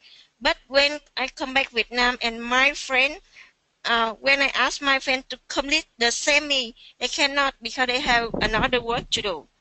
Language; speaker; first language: English; non-native, learner; Vietnamese